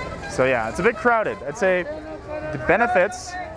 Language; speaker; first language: English; native; English